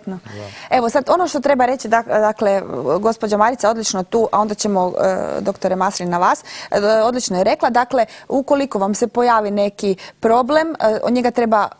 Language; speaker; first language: Croatian; native; Croatian